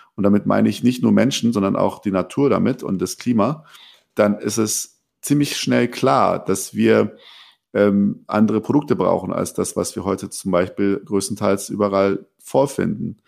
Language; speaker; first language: German; early bilingual, other home language; Persian